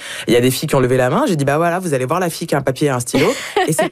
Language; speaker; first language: French; native; French